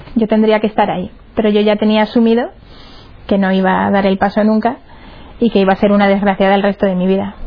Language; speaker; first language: Spanish; native; Spanish